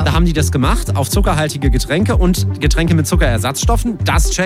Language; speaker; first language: German; native; German